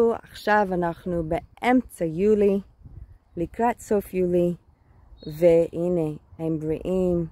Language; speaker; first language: Hebrew; non-native, fluent; English